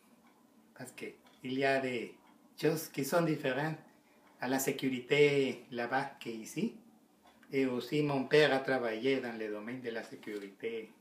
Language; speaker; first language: French; non-native, learner; Spanish